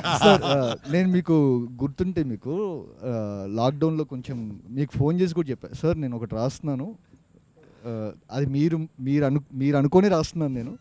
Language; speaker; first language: Telugu; native; Telugu